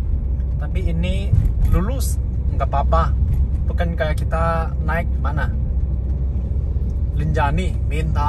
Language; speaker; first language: Indonesian; non-native, fluent; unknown